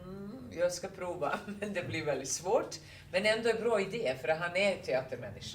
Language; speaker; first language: Swedish; non-native, fluent; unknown